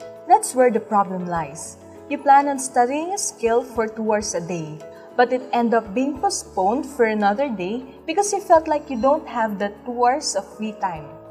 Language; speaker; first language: English; non-native, local second language; Filipino